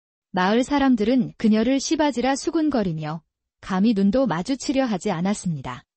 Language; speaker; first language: Korean; native; Korean